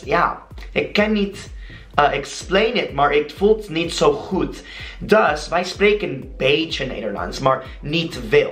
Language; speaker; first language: Dutch; non-native, learner; Spanish